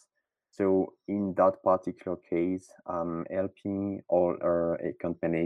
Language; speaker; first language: English; non-native, fluent; French